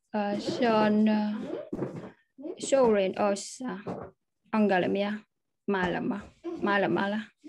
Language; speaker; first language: Finnish; non-native, learner; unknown